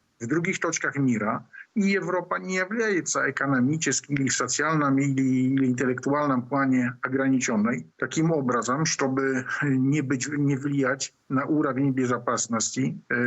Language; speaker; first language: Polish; non-native, learner; Russian